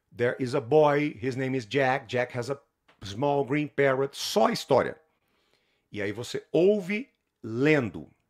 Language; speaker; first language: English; non-native, fluent; Portuguese